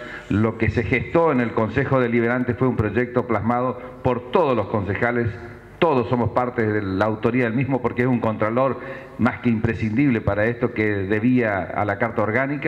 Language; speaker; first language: Spanish; native; Spanish